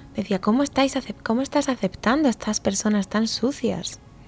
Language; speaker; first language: Spanish; native; Spanish